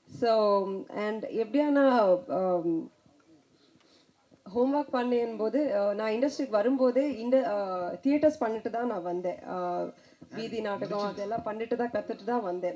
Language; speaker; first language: Tamil; non-native, fluent; Kannada